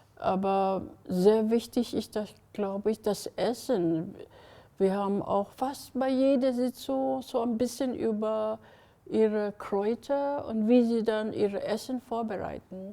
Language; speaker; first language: German; non-native, fluent; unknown